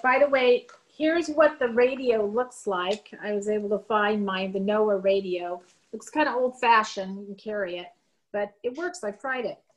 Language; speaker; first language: English; native; English